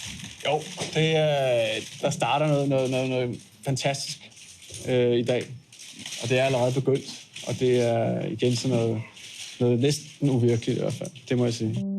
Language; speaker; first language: Danish; native; Danish